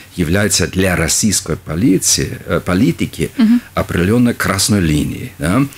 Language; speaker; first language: Russian; non-native, fluent; German